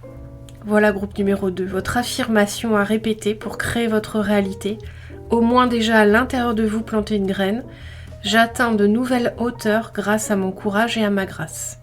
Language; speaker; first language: French; native; French